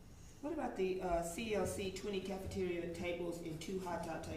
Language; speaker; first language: English; native; English